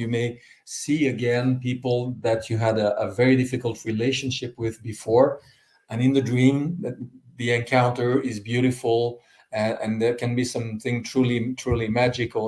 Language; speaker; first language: English; non-native, fluent; French